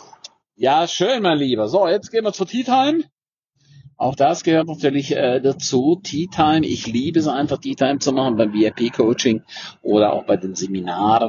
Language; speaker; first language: German; native; German